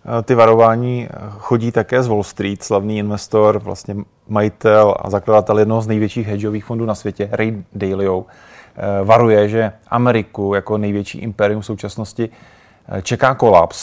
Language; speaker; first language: Czech; native; Czech